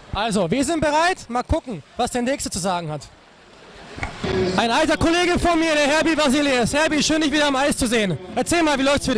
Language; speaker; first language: German; native; German